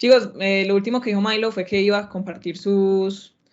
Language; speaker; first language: Spanish; native; Spanish